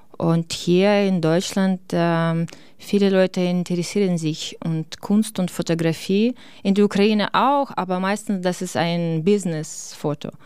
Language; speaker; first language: German; non-native, learner; Ukrainian